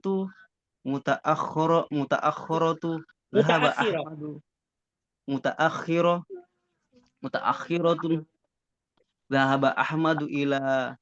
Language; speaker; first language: Arabic; non-native, learner; Indonesian